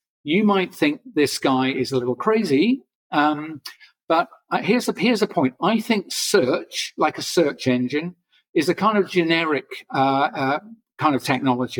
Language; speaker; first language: English; native; English